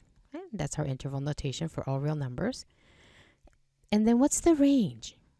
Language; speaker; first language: English; native; English